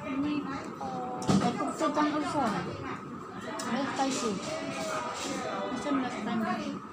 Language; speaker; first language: English; non-native, learner; Filipino